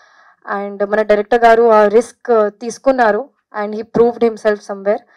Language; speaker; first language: Telugu; non-native, fluent; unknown